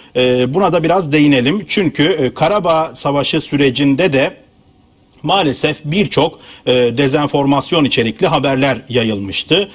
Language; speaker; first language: Turkish; native; Turkish